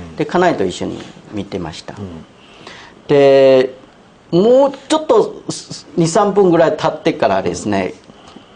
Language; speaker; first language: Japanese; non-native, fluent; Chinese